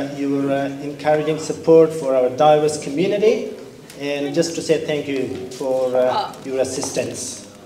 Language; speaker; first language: English; non-native, fluent; Persian